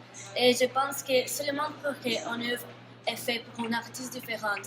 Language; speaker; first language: French; non-native, learner; Spanish